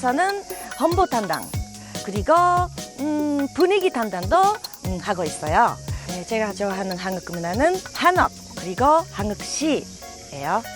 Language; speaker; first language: Korean; non-native, fluent; Japanese